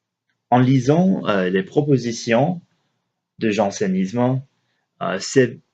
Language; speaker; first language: French; non-native, learner; English